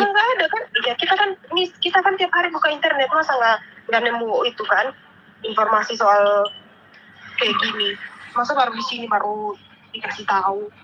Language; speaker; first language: Indonesian; native; Indonesian